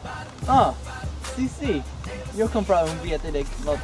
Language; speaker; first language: Spanish; non-native, learner; English